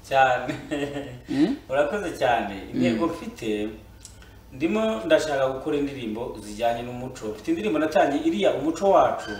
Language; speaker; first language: Kinyarwanda; native; Kinyarwanda